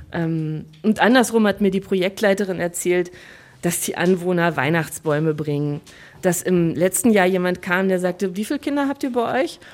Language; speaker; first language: German; native; German